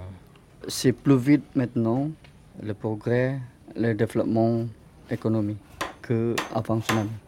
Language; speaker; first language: French; non-native, fluent; Indonesian